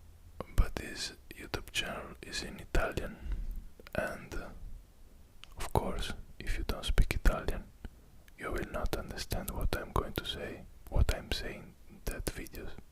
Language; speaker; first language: English; non-native, fluent; Italian